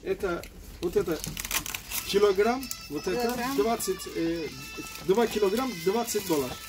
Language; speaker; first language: Russian; non-native, learner; Turkish